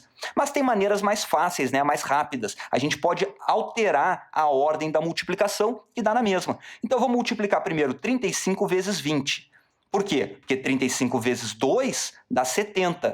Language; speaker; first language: Portuguese; native; Portuguese